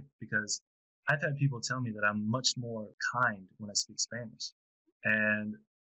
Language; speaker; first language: English; native; English